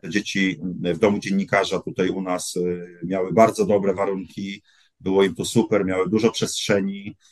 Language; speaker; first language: Polish; native; Polish